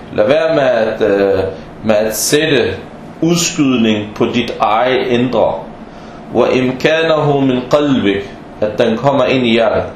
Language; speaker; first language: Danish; early bilingual, other home language; Arabic